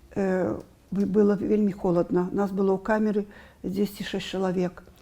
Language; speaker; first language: Belarusian; non-native, local second language; Russian